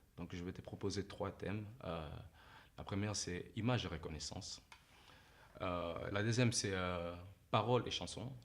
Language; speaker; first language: French; non-native, local second language; Lingala